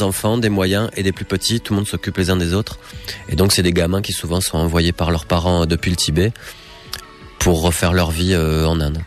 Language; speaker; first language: French; native; French